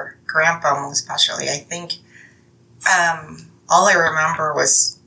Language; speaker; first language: English; non-native, local second language; Filipino